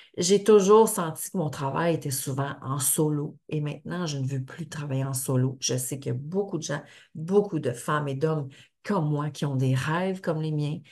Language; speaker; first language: French; native; French